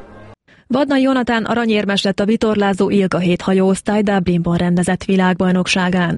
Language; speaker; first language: Hungarian; native; Hungarian